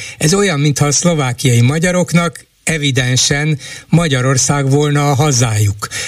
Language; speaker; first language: Hungarian; native; Hungarian